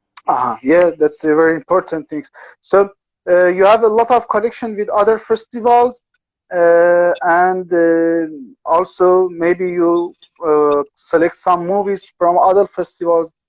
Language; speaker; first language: English; non-native, learner; Persian